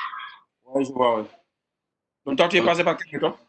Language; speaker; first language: French; non-native, local second language; Wolof